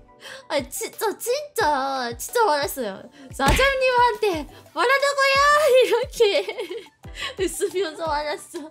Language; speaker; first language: Korean; non-native, learner; Japanese